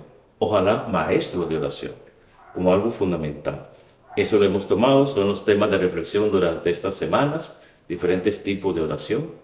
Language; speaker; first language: Spanish; native; Spanish